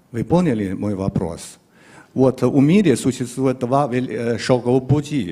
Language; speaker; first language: Russian; non-native, fluent; Chinese